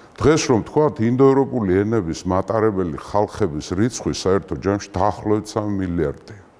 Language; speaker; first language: Georgian; native; Georgian